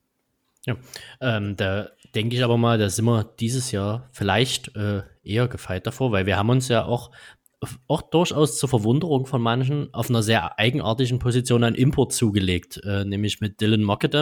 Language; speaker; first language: German; native; German